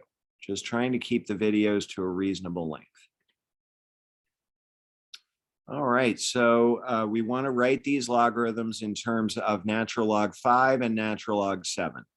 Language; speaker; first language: English; native; English